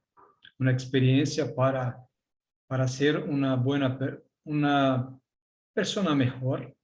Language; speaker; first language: Spanish; non-native, learner; Portuguese